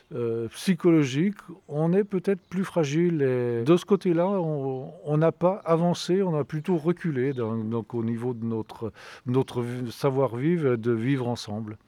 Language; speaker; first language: French; native; French